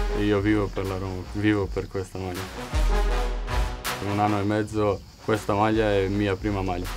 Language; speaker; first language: Italian; non-native, learner; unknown